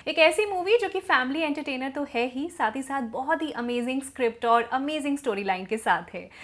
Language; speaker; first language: Hindi; native; Hindi